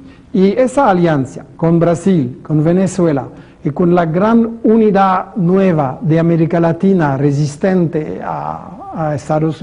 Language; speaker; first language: Spanish; non-native, fluent; French